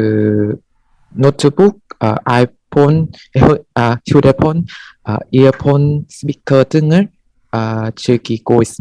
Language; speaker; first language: Korean; non-native, learner; Vietnamese